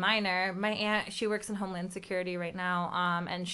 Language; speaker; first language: English; early bilingual, other home language; Urdu